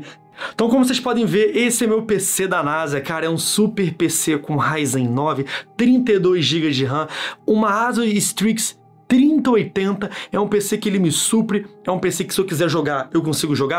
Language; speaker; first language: Portuguese; native; Portuguese